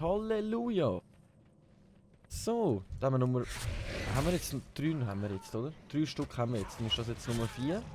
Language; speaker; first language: German; native; German